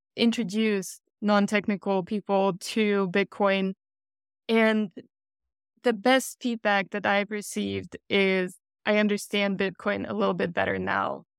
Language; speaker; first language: English; non-native, fluent; Russian